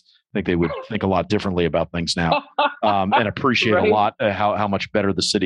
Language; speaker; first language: English; native; English